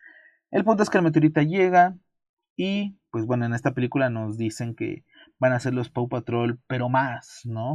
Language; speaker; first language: Spanish; native; Spanish